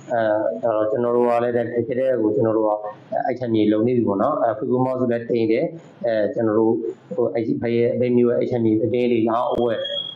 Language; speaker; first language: Burmese; native; Burmese